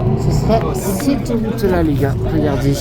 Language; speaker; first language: French; native; French